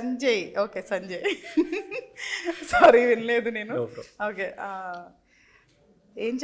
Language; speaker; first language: Telugu; native; Telugu